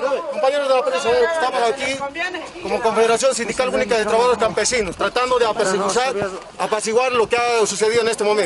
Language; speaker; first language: Spanish; native; Spanish